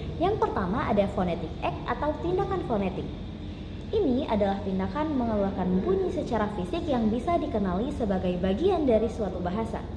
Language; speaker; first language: Indonesian; native; Indonesian